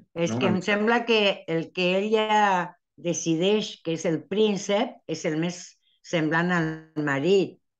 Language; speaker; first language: Catalan; early bilingual, heritage; Spanish